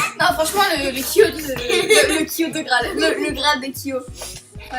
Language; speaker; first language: French; native; French